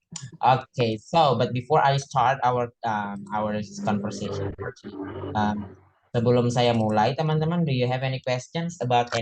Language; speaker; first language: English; non-native, fluent; Indonesian